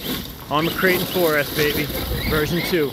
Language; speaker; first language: English; native; English